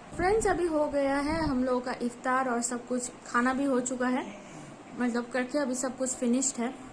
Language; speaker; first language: Hindi; non-native, local second language; Bangla